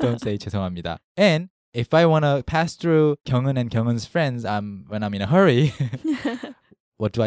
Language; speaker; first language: English; non-native, fluent; Korean